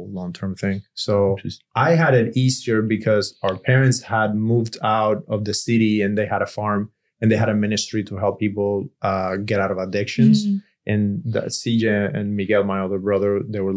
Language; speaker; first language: English; non-native, fluent; Spanish